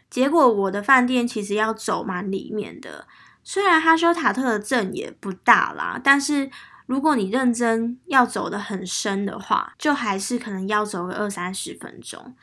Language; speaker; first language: Chinese; native; Chinese